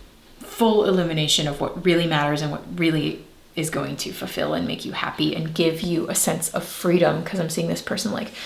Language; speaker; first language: English; native; English